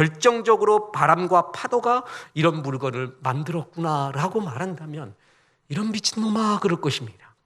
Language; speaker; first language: Korean; native; Korean